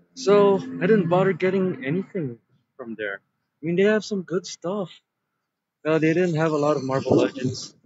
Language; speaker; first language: English; native; English